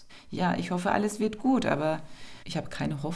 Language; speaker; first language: German; non-native, fluent; Turkish